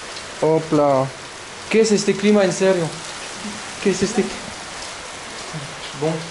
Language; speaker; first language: Spanish; non-native, learner; French